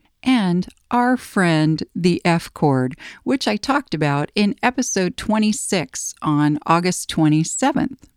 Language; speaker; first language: English; native; English